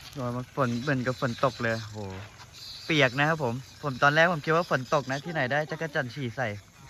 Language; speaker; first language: Thai; non-native, local second language; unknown